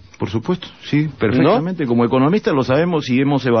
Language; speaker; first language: Spanish; native; Spanish